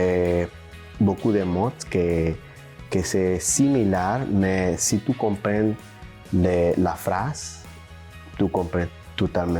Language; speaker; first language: French; non-native, learner; Spanish